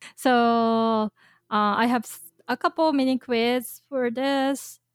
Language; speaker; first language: English; non-native, fluent; Japanese